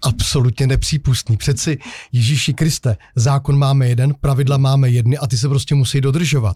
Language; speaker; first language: Czech; native; Czech